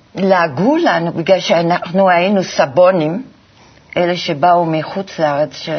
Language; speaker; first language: Hebrew; non-native, fluent; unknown